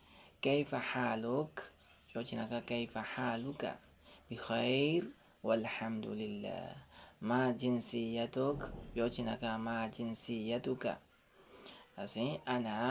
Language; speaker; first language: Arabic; non-native, fluent; Burmese